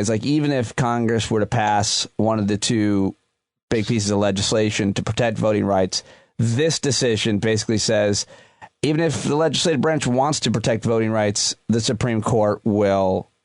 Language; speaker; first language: English; native; English